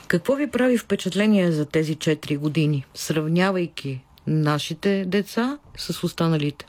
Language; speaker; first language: Bulgarian; native; Bulgarian